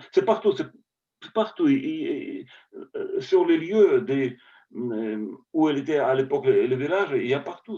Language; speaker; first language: French; non-native, fluent; Russian